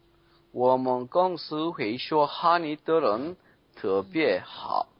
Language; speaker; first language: Chinese; non-native, learner; Korean